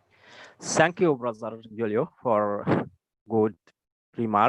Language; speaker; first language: English; non-native, learner; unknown